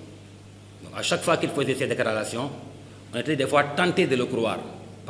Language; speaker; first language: French; non-native, local second language; Wolof